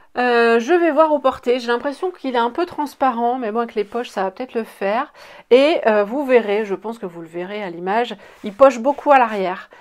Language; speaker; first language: French; native; French